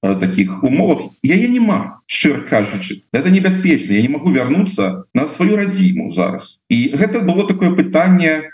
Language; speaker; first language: Belarusian; non-native, local second language; Russian